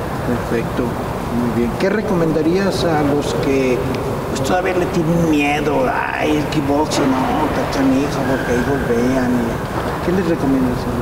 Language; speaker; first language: Spanish; native; Spanish